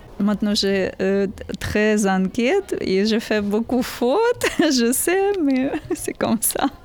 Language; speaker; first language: French; non-native, learner; Ukrainian